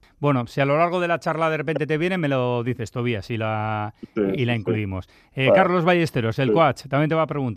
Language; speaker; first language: Spanish; native; Spanish